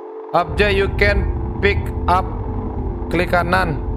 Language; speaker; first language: English; non-native, learner; Indonesian